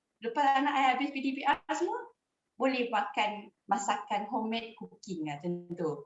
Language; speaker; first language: Malay; native; Malay